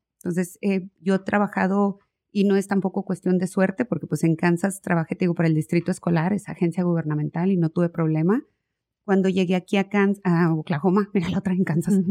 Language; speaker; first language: Spanish; native; Spanish